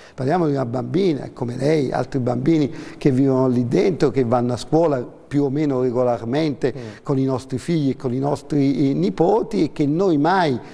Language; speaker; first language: Italian; native; Italian